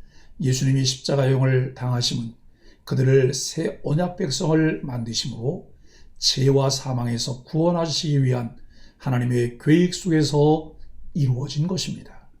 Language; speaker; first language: Korean; native; Korean